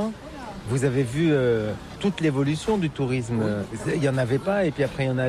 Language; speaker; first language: French; native; French